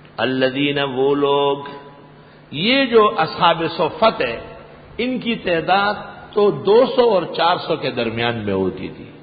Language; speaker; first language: Urdu; non-native, local second language; Pashto